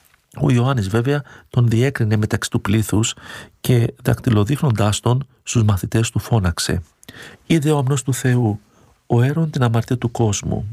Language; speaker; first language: Greek; native; Greek